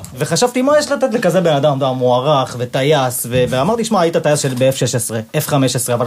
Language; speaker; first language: Hebrew; native; Hebrew